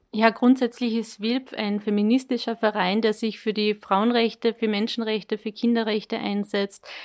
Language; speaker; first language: German; native; German